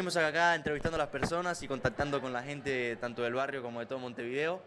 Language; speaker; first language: Spanish; native; Spanish